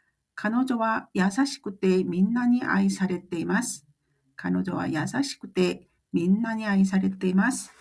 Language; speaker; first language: Japanese; non-native, fluent; Korean